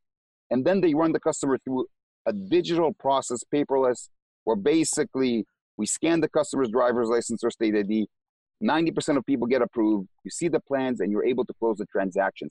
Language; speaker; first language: English; non-native, fluent; Hebrew